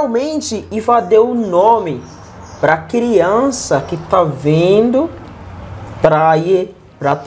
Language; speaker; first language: Portuguese; non-native, learner; Yoruba